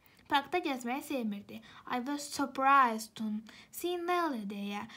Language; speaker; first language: English; non-native, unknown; Azerbaijani